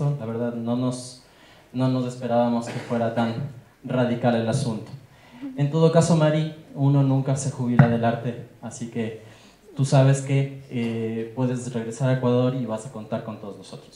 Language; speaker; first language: Spanish; native; Spanish